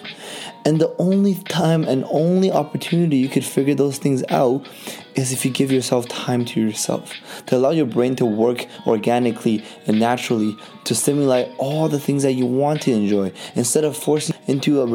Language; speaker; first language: English; native; English